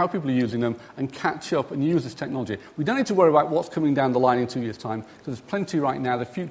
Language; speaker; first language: English; native; English